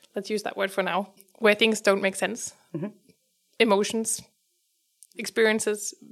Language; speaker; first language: English; non-native, fluent; German